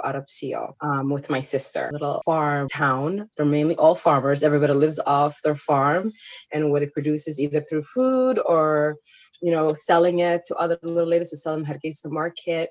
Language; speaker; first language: English; non-native, fluent; Somali